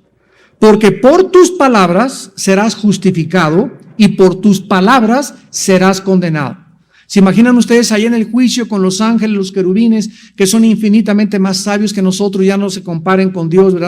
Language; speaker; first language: Spanish; native; Spanish